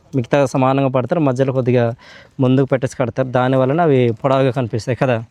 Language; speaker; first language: Telugu; non-native, local second language; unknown